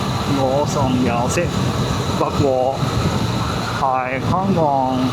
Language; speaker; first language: Cantonese; non-native, learner; English